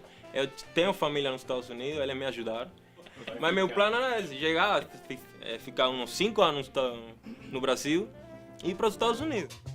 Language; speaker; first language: Portuguese; non-native, fluent; Spanish